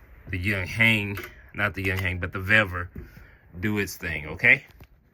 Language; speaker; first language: English; native; English